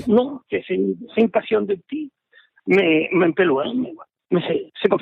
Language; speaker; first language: French; non-native, fluent; Spanish